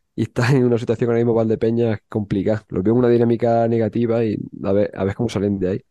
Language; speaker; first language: Spanish; native; Spanish